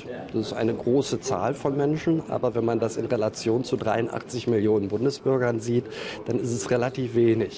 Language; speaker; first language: German; native; German